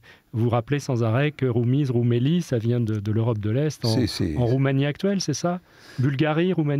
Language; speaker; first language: French; native; French